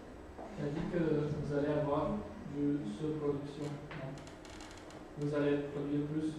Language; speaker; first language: French; non-native, learner; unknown